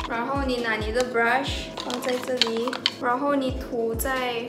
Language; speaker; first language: Chinese; non-native, local second language; Malay